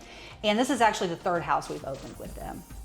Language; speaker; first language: English; native; English